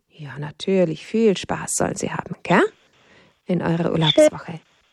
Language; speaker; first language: German; native; German